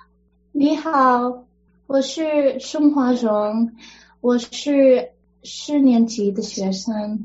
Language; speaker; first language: Chinese; early bilingual, heritage; English